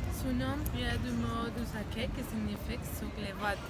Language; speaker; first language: French; non-native, learner; Spanish